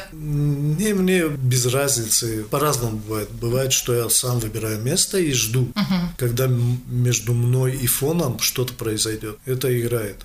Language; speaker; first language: Russian; non-native, local second language; Tajik